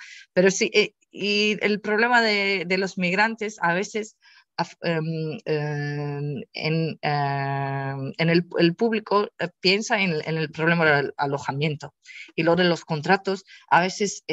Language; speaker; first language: Spanish; non-native, fluent; Dutch